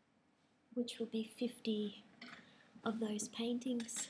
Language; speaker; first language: English; native; English